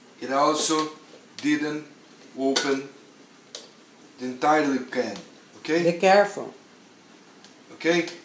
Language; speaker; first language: English; non-native, learner; Portuguese